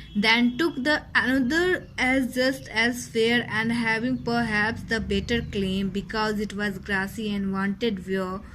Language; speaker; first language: English; non-native, local second language; Hindi